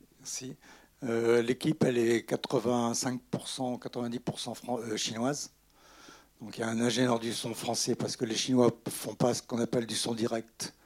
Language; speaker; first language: French; native; French